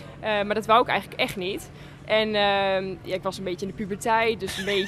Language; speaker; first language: Dutch; native; Dutch